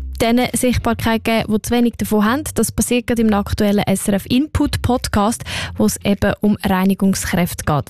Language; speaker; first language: German; native; German